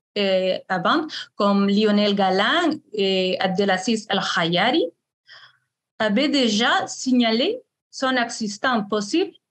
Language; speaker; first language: French; non-native, fluent; Spanish